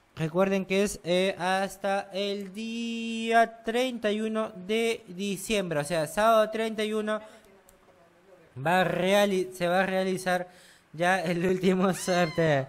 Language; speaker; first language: Spanish; native; Spanish